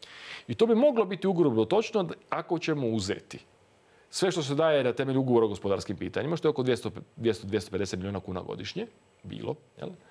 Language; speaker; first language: Croatian; native; Croatian